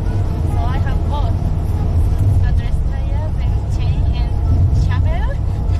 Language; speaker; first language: English; non-native, learner; Japanese